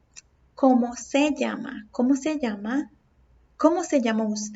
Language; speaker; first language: Spanish; non-native, fluent; English